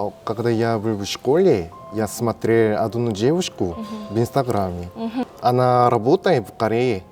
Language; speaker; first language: Russian; non-native, learner; Korean